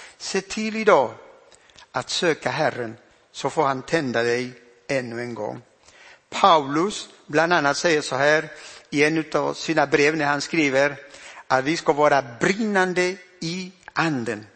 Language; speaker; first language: Swedish; non-native, fluent; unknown